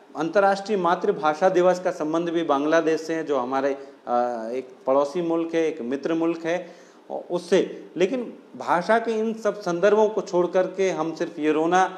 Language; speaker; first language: Hindi; non-native, local second language; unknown